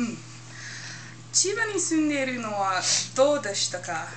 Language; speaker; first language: Japanese; non-native, learner; English